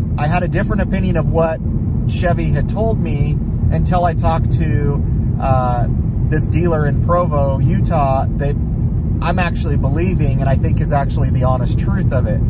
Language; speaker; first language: English; native; English